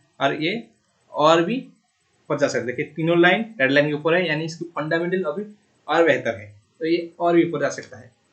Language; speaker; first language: Hindi; non-native, local second language; Odia